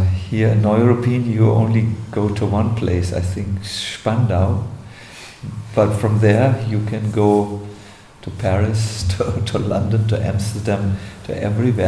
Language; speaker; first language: English; non-native, fluent; German